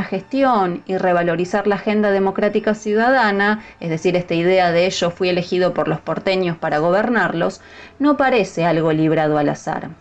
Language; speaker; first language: Spanish; native; Spanish